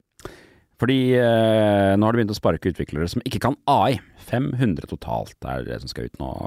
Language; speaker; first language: Norwegian; native; Norwegian